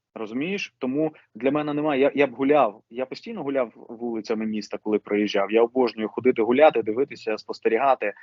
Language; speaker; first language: Ukrainian; non-native, local second language; Russian